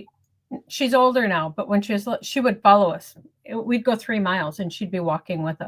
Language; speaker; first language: English; native; English